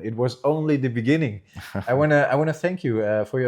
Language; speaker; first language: English; non-native, fluent; German